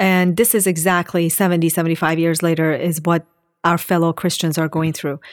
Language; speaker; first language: English; non-native, fluent; Assyrian Neo-Aramaic